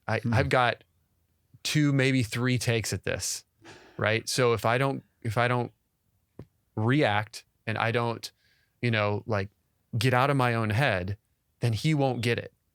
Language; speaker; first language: English; native; English